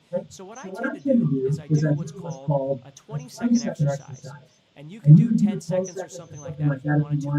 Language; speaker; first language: English; native; English